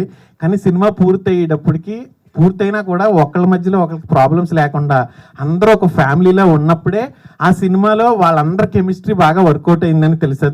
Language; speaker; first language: Telugu; native; Telugu